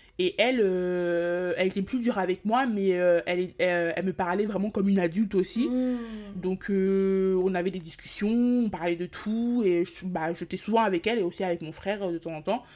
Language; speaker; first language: French; early bilingual, other home language; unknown